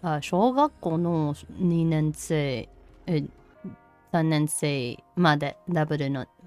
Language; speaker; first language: Japanese; non-native, learner; English